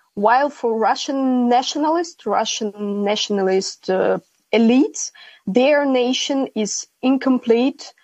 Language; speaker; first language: English; non-native, fluent; Ukrainian